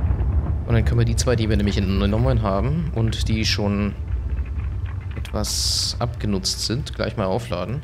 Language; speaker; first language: German; native; German